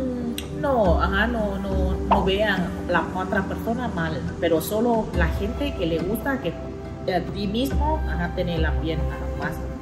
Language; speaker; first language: Spanish; non-native, learner; Thai